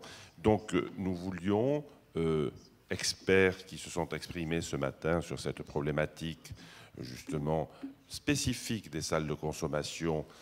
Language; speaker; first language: French; native; French